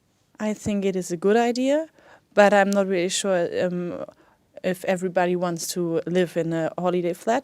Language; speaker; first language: English; non-native, fluent; German